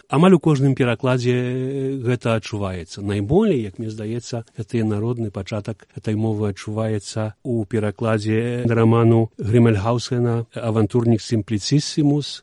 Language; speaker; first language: Belarusian; native; Belarusian